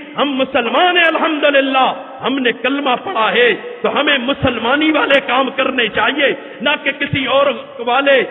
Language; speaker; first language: Urdu; non-native, local second language; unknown